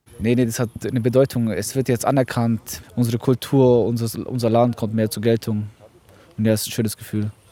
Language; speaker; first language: German; early bilingual, other home language; Kurdish